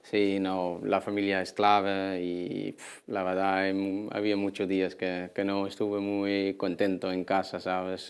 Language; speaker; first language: Spanish; non-native, learner; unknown